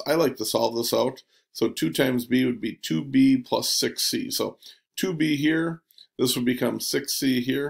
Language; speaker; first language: English; native; English